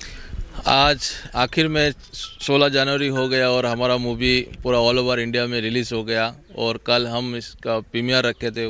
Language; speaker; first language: Hindi; non-native, local second language; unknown